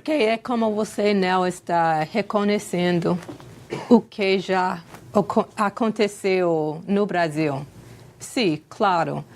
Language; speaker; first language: Portuguese; non-native, fluent; English